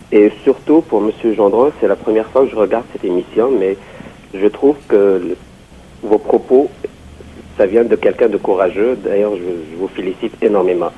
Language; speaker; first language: French; non-native, local second language; Arabic